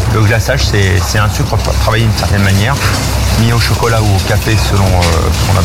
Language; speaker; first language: French; native; French